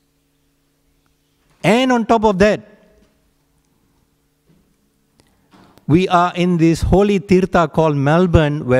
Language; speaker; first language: English; non-native, local second language; Tamil